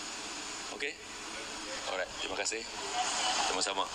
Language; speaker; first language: Malay; native; Malay